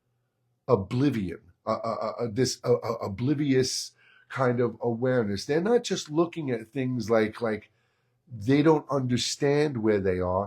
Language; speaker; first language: English; native; English